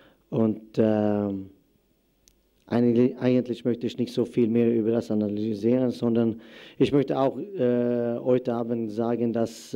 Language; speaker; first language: German; non-native, fluent; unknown